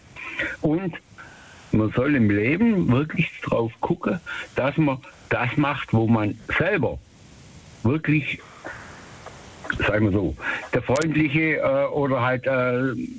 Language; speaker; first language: German; native; German